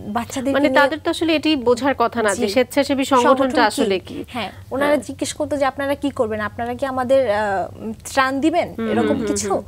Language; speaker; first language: Bangla; native; Bangla